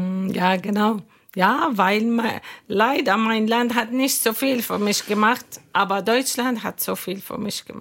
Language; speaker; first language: German; non-native, learner; Arabic